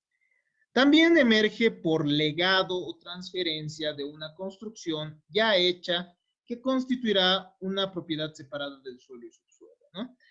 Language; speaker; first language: Spanish; native; Spanish